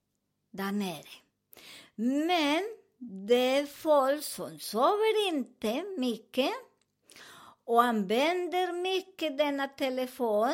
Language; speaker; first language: Swedish; non-native, learner; Spanish